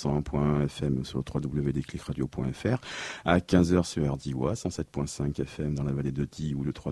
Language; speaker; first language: French; native; French